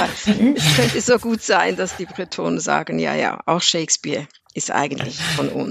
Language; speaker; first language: German; native; German